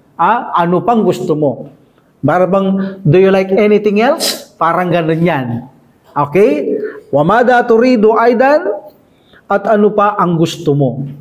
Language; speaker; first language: Filipino; native; Filipino